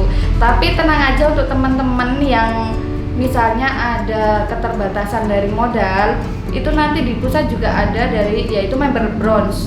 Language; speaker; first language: Indonesian; native; Indonesian